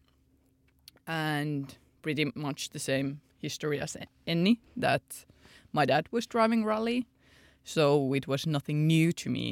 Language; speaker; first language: English; non-native, fluent; Finnish